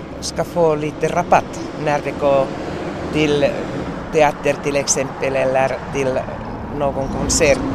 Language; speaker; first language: Swedish; non-native, local second language; Finnish